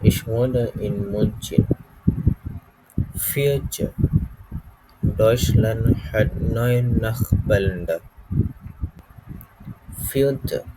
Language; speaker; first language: German; non-native, learner; Malay